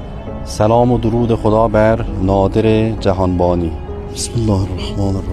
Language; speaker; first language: Persian; native; Persian